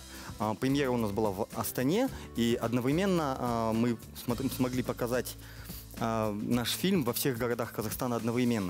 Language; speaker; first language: Russian; native; Russian